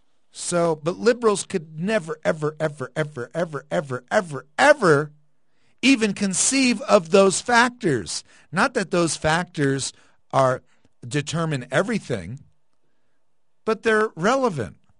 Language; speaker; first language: English; native; English